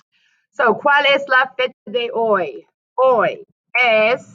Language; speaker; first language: Spanish; non-native, fluent; English